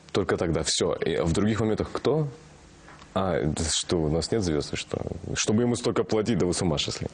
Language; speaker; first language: Russian; non-native, local second language; Kazakh